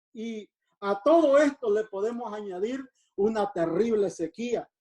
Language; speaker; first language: Spanish; native; Spanish